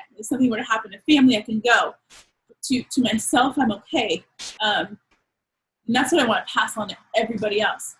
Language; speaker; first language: English; native; English